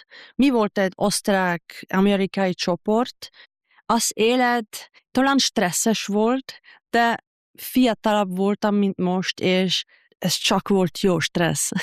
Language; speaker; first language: Hungarian; non-native, learner; German